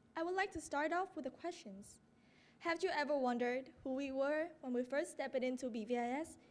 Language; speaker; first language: English; non-native, fluent; Vietnamese